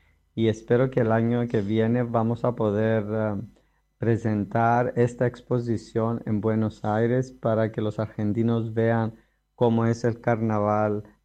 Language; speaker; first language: Spanish; non-native, fluent; Greek